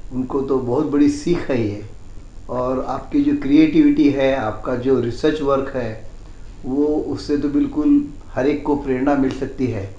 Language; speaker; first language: Hindi; non-native, local second language; Marathi